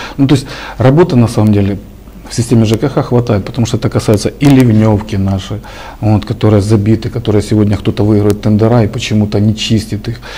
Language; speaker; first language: Russian; native; Russian